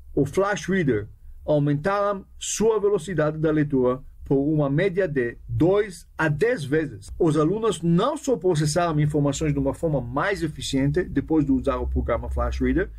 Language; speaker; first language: Portuguese; non-native, fluent; Hebrew